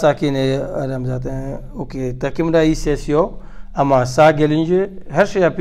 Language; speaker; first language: Turkish; non-native, learner; French